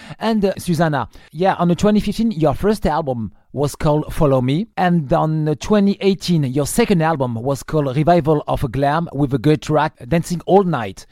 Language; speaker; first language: English; non-native, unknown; French